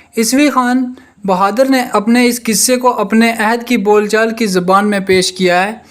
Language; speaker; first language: Urdu; native; Urdu